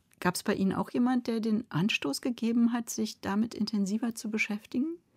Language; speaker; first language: German; native; German